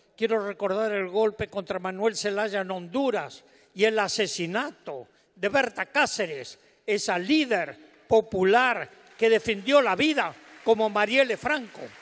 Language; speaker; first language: Spanish; native; Spanish